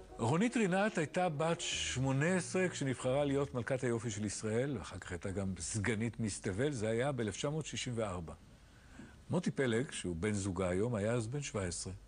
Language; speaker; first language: Hebrew; native; Hebrew